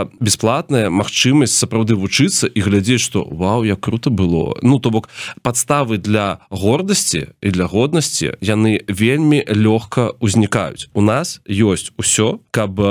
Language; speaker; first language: Belarusian; non-native, local second language; Russian